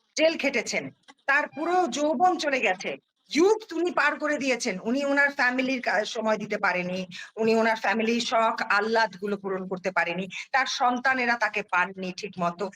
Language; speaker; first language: Bangla; early bilingual, heritage; Bangla